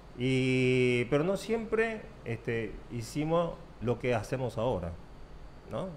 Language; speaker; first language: Spanish; early bilingual, other home language; Korean